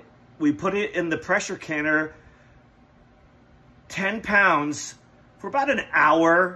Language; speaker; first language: English; native; English